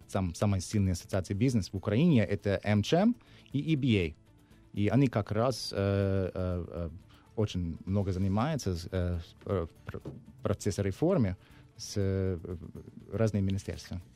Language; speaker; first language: Russian; non-native, learner; English